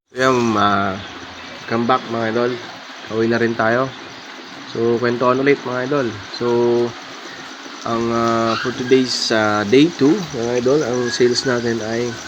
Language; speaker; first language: Filipino; non-native, local second language; Iloko